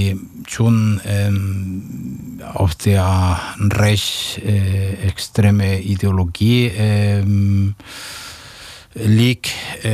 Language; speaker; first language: German; non-native, fluent; Spanish